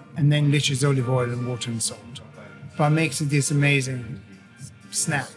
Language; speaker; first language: English; non-native, fluent; Italian